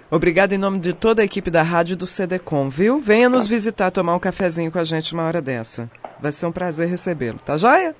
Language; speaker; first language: Portuguese; native; Portuguese